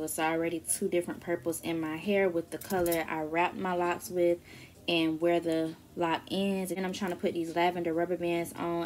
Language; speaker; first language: English; native; English